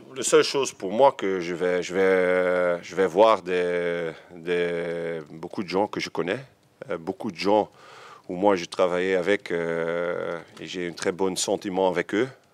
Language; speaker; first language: French; non-native, local second language; Dutch